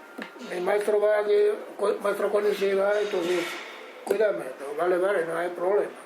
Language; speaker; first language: Spanish; non-native, learner; Japanese